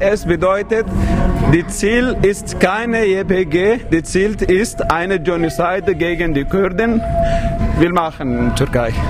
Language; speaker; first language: German; non-native, learner; Kurdish